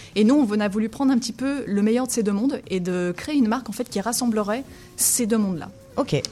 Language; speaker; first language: French; native; French